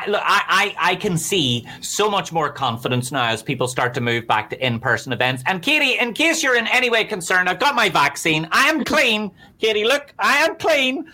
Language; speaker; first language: English; native; English